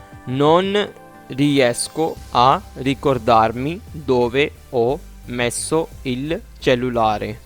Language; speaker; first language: Italian; non-native, fluent; Urdu